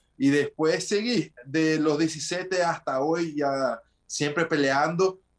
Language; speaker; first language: Spanish; early bilingual, heritage; Spanish